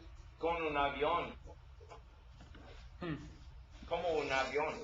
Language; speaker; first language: Spanish; non-native, learner; English